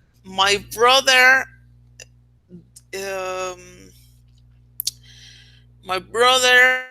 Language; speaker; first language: English; non-native, learner; Spanish